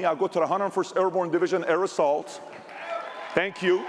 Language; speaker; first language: English; early bilingual, other home language; Persian